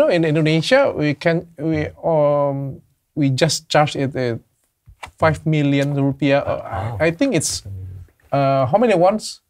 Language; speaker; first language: English; non-native, learner; Indonesian